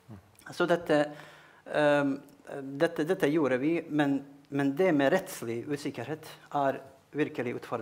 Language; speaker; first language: Norwegian; non-native, fluent; Bosnian